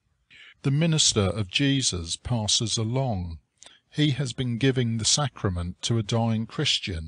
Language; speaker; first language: English; native; English